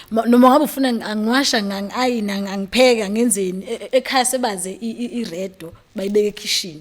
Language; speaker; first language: Zulu; native; Zulu